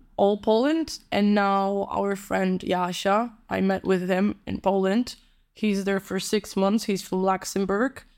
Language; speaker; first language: English; non-native, fluent; Polish